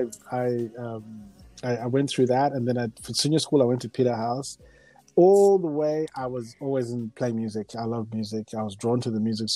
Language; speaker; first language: English; non-native, local second language; Shona